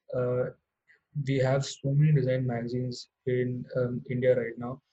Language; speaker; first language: English; non-native, local second language; Hindi